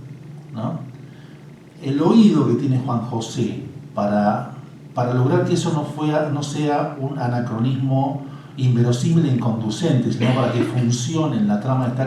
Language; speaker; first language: Spanish; native; Spanish